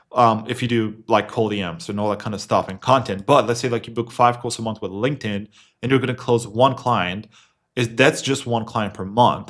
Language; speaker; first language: English; non-native, fluent; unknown